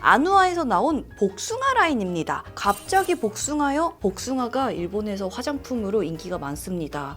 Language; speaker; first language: Korean; native; Korean